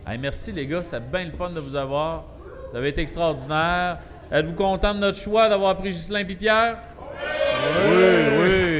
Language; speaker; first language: French; native; French